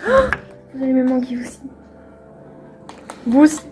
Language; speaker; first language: French; non-native, fluent; Swedish